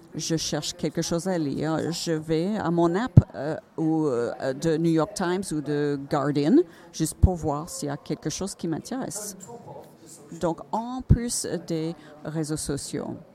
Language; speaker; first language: French; non-native, fluent; Finnish